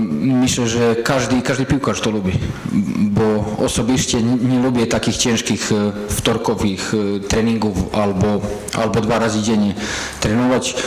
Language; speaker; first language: Polish; non-native, fluent; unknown